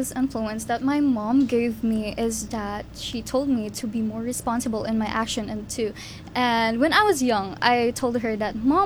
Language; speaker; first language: English; non-native, local second language; Hiligaynon